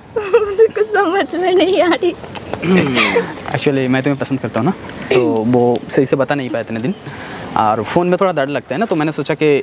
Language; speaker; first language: Hindi; non-native, local second language; Bangla